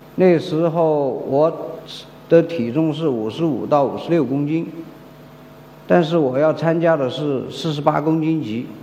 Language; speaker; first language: Chinese; native; Chinese